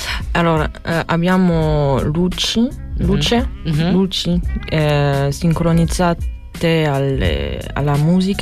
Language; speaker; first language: Italian; non-native, learner; French